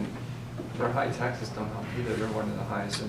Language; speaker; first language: English; native; English